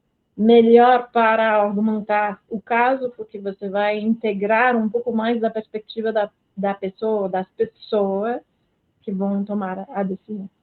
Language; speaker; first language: Portuguese; non-native, fluent; French